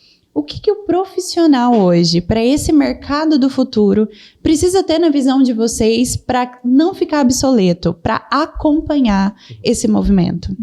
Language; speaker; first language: Portuguese; native; Portuguese